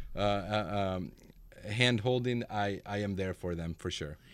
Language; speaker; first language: English; early bilingual, other home language; Macedonian